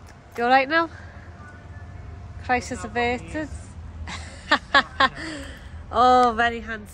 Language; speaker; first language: English; native; English